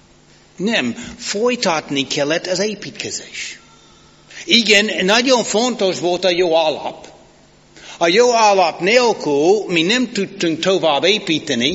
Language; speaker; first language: Hungarian; non-native, fluent; English